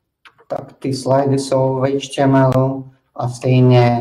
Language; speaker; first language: Czech; non-native, fluent; Russian